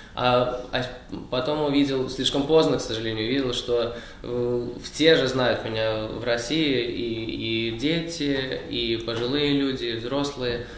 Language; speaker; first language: Russian; early bilingual, heritage; Russian